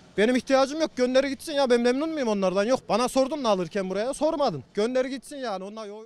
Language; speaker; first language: Turkish; native; Turkish